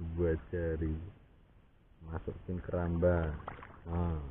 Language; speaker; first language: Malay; non-native, local second language; Javanese